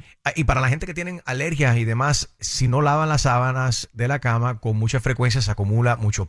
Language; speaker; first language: Spanish; native; Spanish